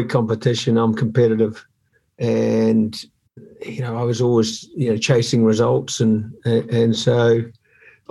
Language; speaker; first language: English; native; English